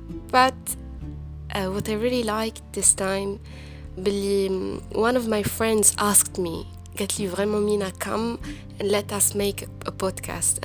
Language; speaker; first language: English; non-native, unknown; Arabic